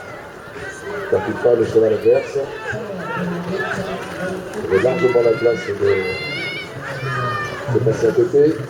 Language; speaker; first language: French; native; French